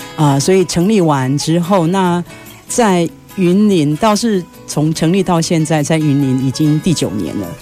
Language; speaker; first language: Chinese; native; Chinese